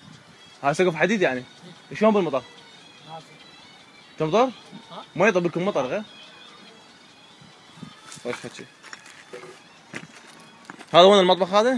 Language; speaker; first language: Arabic; native; Arabic